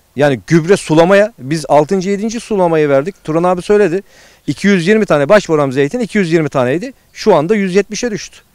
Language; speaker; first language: Turkish; native; Turkish